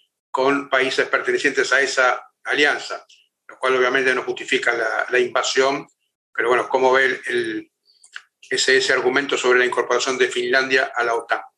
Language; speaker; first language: Spanish; native; Spanish